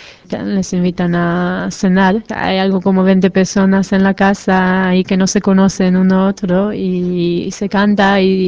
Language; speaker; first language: Spanish; non-native, fluent; Hebrew